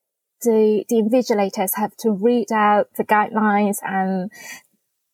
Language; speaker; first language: English; non-native, fluent; Chinese